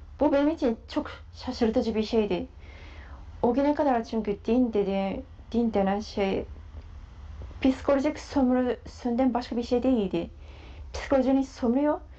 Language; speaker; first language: Turkish; non-native, fluent; Japanese